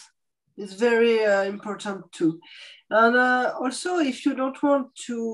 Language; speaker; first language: English; non-native, fluent; French